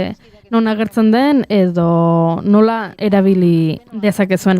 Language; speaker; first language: Basque; native; Basque